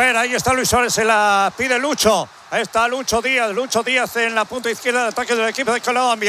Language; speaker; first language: Spanish; native; Spanish